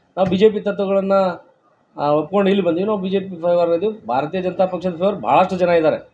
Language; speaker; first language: Kannada; non-native, local second language; Lambadi